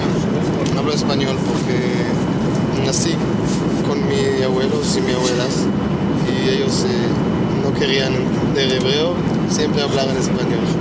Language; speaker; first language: Spanish; early bilingual, heritage; Hebrew